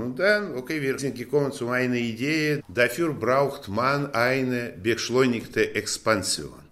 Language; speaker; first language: German; non-native, fluent; Russian